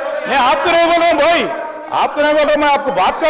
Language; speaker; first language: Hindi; non-native, local second language; Telugu